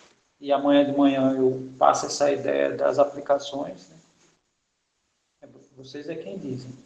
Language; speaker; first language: Portuguese; native; Portuguese